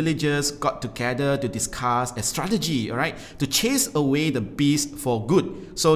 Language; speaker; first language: English; non-native, local second language; Min Nan Chinese